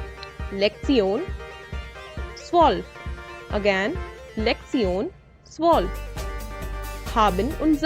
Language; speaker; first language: German; non-native, fluent; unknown